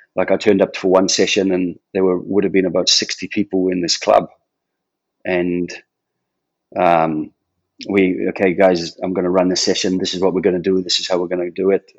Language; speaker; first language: English; native; English